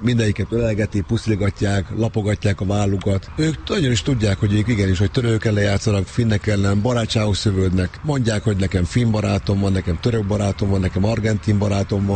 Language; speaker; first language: Hungarian; native; Hungarian